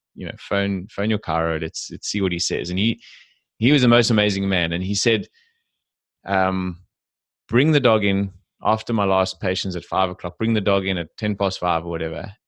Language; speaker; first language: English; native; English